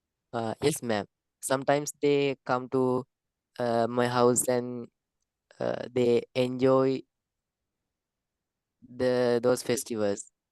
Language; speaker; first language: English; non-native, learner; Sinhala